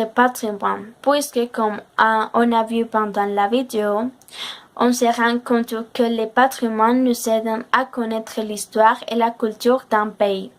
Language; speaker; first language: French; non-native, learner; Spanish